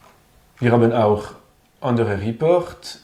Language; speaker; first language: German; non-native, learner; French